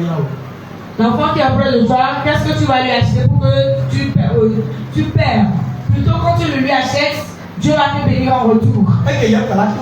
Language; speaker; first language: French; non-native, local second language; Ewe